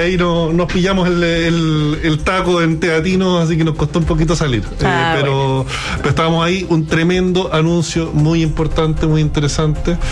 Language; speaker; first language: Spanish; native; Spanish